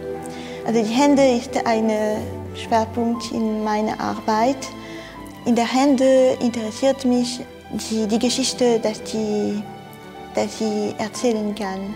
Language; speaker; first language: German; non-native, fluent; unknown